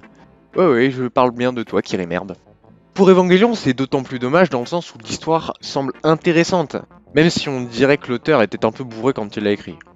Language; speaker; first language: French; native; French